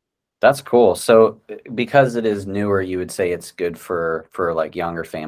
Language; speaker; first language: English; native; English